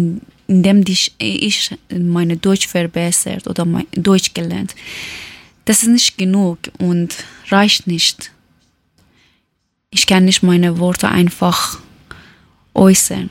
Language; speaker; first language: German; non-native, learner; Persian